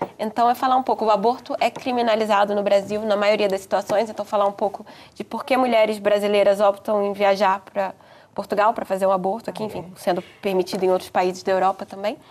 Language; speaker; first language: Portuguese; native; Portuguese